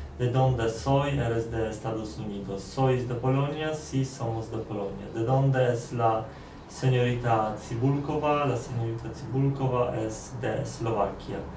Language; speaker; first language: Spanish; non-native, learner; Polish